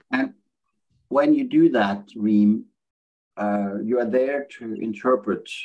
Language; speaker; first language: English; non-native, fluent; Norwegian